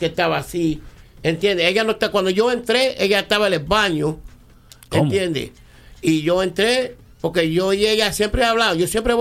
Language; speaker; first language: Spanish; early bilingual, heritage; Spanish